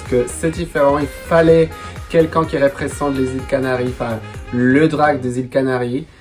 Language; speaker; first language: French; non-native, fluent; Spanish